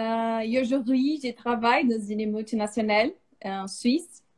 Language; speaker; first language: French; non-native, fluent; Portuguese